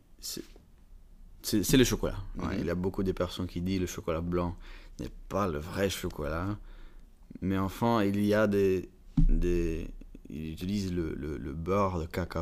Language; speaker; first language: French; non-native, learner; Dutch